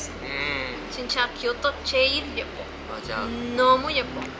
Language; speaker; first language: Spanish; native; Spanish